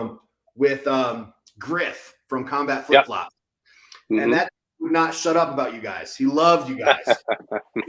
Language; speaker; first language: English; native; English